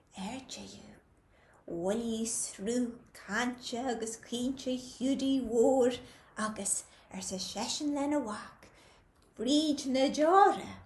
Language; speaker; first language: Irish; native; Irish